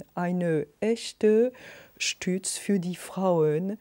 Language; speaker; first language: German; non-native, fluent; French